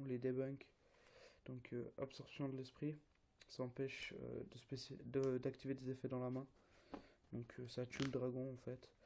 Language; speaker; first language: French; native; French